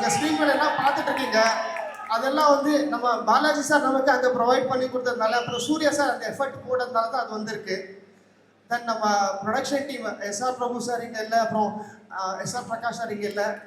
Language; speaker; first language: Tamil; non-native, local second language; Kannada